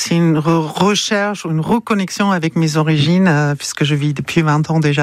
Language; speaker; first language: French; non-native, fluent; German